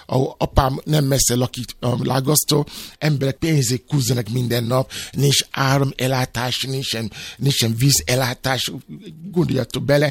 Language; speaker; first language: Hungarian; non-native, fluent; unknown